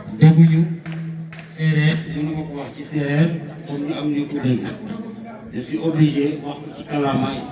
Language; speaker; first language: Wolof; non-native, local second language; Serer